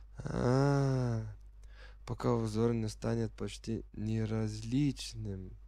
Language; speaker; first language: Russian; non-native, fluent; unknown